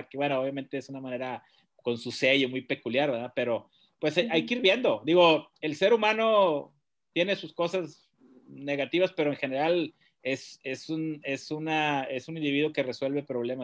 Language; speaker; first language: Spanish; native; Spanish